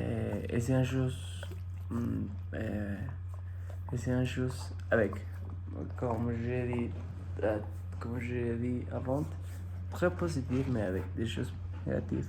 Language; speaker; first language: French; non-native, fluent; Spanish